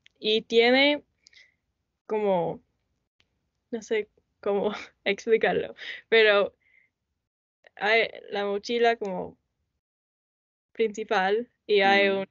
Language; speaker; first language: Spanish; non-native, learner; English